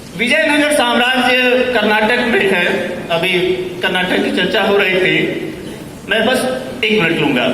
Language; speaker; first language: Hindi; native; Hindi